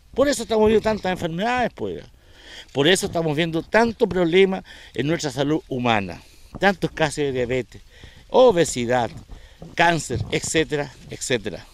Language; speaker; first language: Spanish; native; Spanish